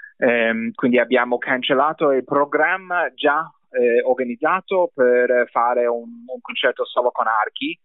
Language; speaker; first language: Italian; non-native, fluent; English